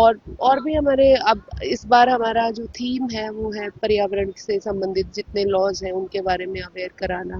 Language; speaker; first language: Hindi; native; Hindi